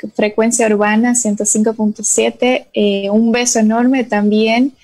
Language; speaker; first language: Spanish; non-native, local second language; Portuguese